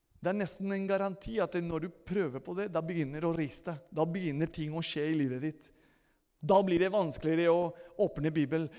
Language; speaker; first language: Norwegian; non-native, fluent; Spanish